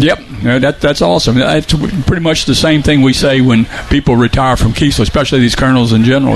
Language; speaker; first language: English; native; English